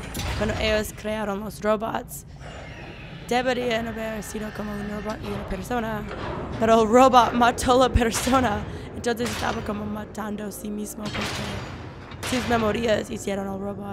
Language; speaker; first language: Spanish; non-native, learner; English